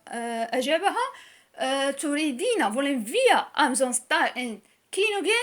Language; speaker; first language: German; non-native, learner; Arabic